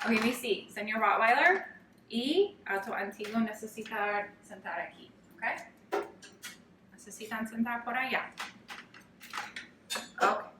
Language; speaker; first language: Spanish; non-native, learner; English